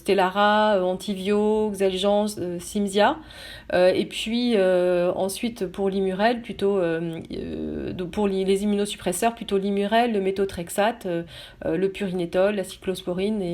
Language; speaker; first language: French; native; French